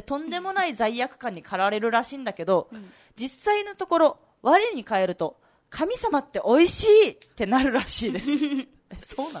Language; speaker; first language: Japanese; native; Japanese